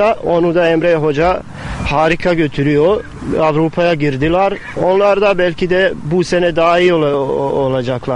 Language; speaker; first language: Turkish; non-native, fluent; Bosnian